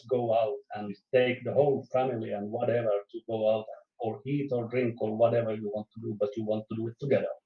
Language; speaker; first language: English; non-native, fluent; Swedish